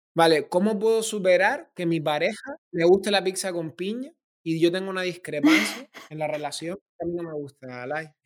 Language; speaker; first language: Spanish; native; Spanish